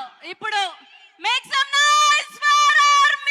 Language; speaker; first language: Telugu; non-native, learner; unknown